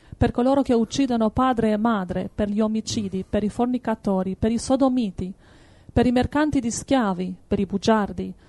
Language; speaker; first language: Italian; native; Italian